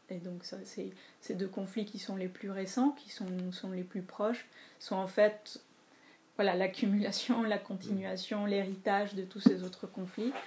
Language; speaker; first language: French; non-native, fluent; Spanish